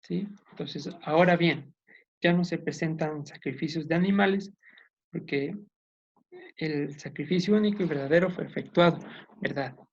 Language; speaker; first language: Spanish; native; Spanish